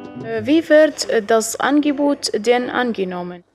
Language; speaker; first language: German; non-native, learner; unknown